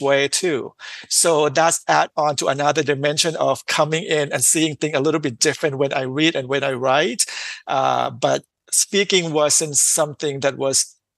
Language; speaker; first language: English; non-native, fluent; Thai